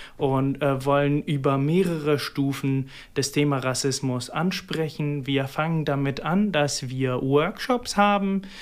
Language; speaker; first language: German; non-native, fluent; Kurdish